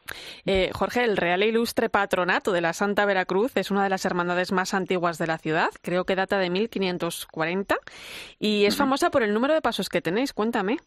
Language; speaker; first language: Spanish; native; Spanish